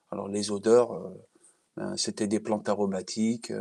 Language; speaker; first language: French; native; French